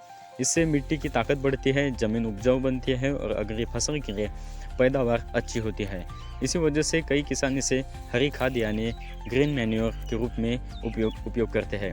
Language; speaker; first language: Hindi; native; Hindi